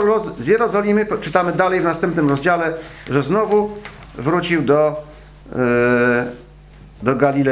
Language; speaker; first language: Polish; native; Polish